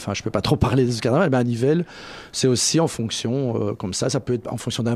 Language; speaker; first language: French; native; French